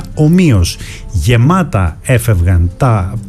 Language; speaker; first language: Greek; native; Greek